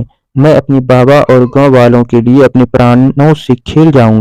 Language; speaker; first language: Hindi; native; Hindi